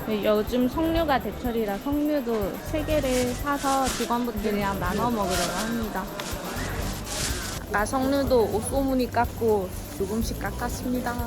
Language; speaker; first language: Korean; native; Korean